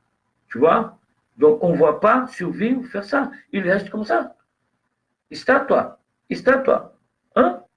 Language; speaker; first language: French; non-native, fluent; Portuguese